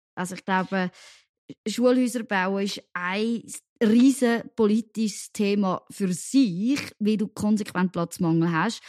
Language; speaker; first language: German; early bilingual, other home language; French